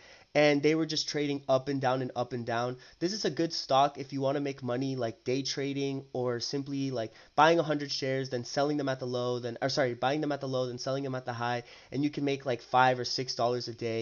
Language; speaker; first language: English; native; English